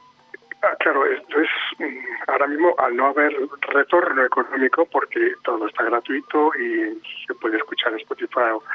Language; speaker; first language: Spanish; native; Spanish